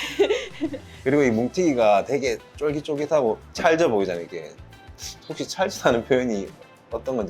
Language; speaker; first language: Korean; native; Korean